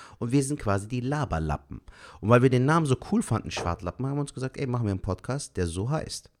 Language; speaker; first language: German; native; German